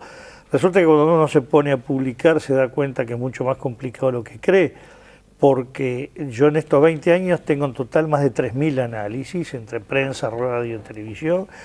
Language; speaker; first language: Spanish; native; Spanish